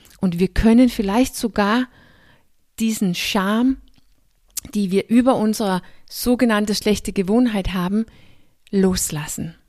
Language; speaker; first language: German; non-native, fluent; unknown